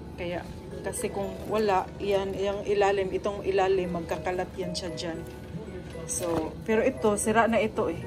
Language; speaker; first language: Filipino; non-native, local second language; Cebuano